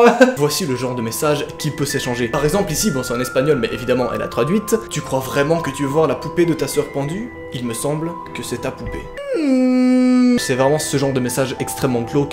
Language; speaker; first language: French; native; French